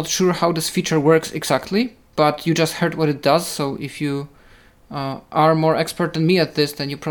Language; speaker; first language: English; non-native, fluent; Polish